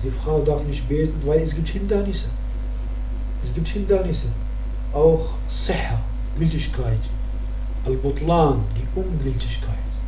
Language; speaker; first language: German; non-native, learner; Arabic